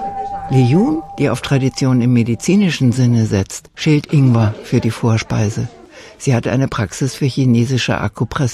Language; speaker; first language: German; native; German